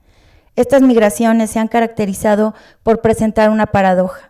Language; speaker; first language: Spanish; native; Spanish